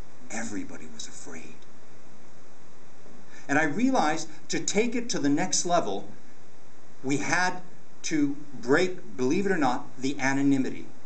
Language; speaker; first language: English; native; English